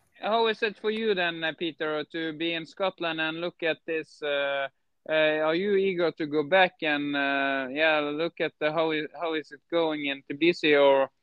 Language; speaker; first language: English; non-native, fluent; Norwegian